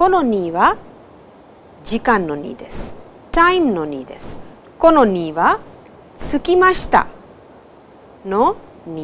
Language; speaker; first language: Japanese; non-native, fluent; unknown